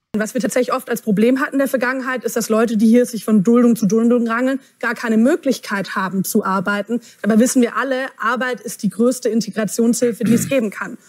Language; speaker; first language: German; native; German